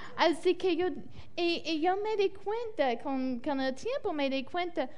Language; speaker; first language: Spanish; non-native, fluent; English